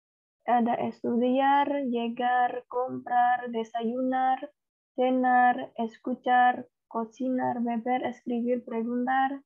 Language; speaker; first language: Spanish; non-native, learner; Indonesian